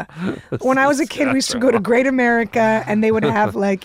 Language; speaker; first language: English; early bilingual, other home language; Russian